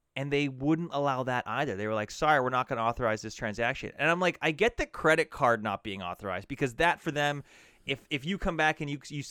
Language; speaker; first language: English; native; English